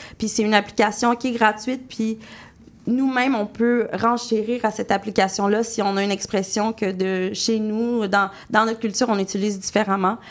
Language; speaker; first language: French; native; French